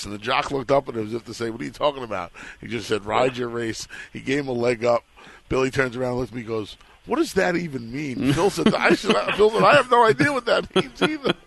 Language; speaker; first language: English; native; English